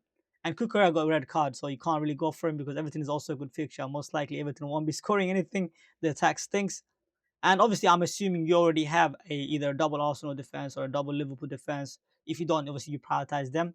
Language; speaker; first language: English; native; English